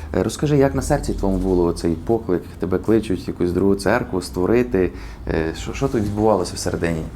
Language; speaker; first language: Ukrainian; native; Ukrainian